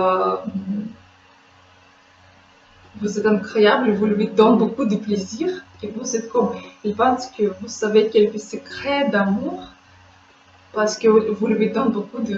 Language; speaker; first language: French; non-native, fluent; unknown